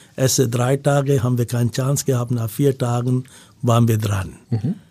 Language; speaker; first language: German; non-native, learner; Punjabi